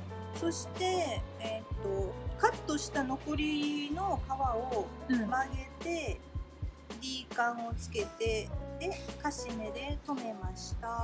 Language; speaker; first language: Japanese; native; Japanese